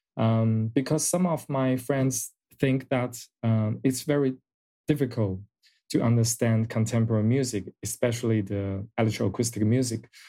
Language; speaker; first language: English; non-native, fluent; Chinese